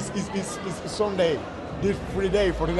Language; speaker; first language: English; non-native, learner; Spanish